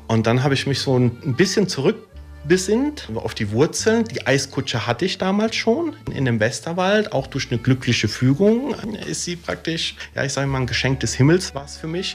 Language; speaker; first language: German; early bilingual, other home language; Italian